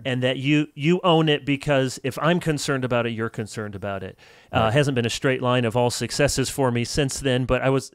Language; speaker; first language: English; native; English